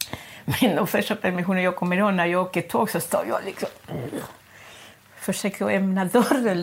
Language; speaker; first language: Swedish; non-native, fluent; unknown